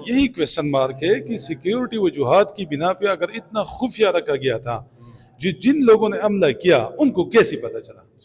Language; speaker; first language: Urdu; non-native, local second language; Pashto